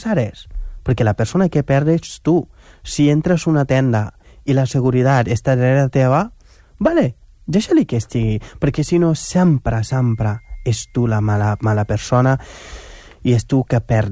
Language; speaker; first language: Catalan; non-native, local second language; Wolof